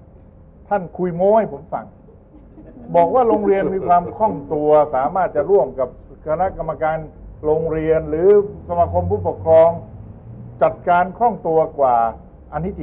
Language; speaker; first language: Thai; native; Thai